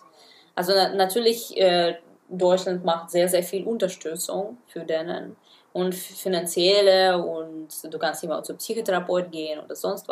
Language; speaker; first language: German; non-native, fluent; Russian